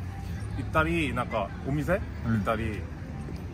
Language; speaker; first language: Japanese; non-native, fluent; Korean